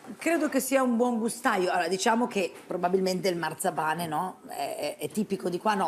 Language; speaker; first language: Italian; native; Italian